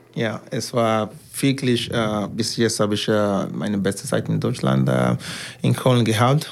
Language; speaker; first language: German; non-native, learner; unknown